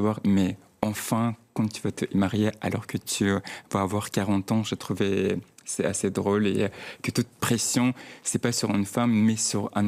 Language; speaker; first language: French; non-native, fluent; Chechen